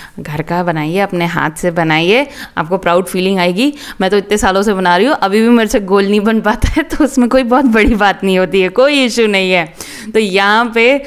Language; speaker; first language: Hindi; native; Hindi